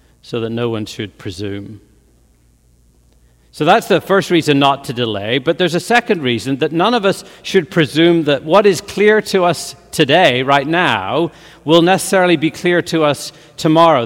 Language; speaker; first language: English; native; English